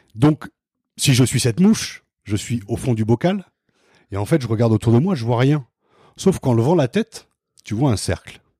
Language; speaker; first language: French; native; French